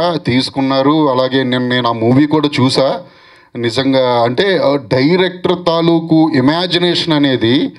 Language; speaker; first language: Telugu; native; Telugu